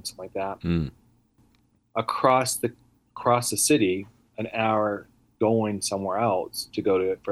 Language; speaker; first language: English; early bilingual, other home language; Italian